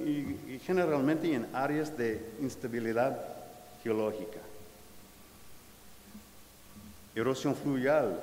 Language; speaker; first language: Spanish; non-native, fluent; English